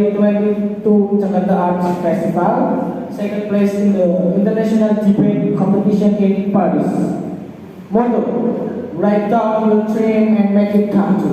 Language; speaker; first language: English; non-native, learner; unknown